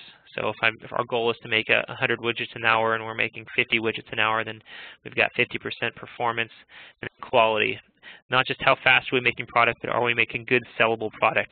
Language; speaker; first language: English; native; English